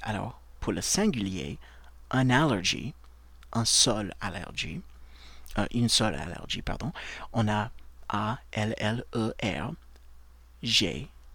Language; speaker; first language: French; non-native, fluent; English